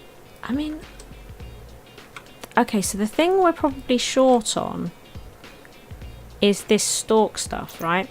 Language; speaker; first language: English; native; English